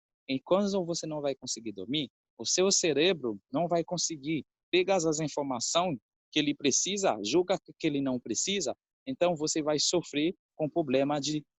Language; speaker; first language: Portuguese; non-native, fluent; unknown